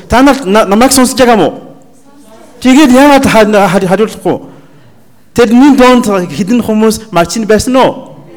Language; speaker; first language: Mongolian; non-native, learner; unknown